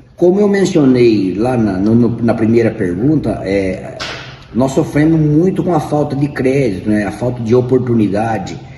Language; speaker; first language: Portuguese; native; Portuguese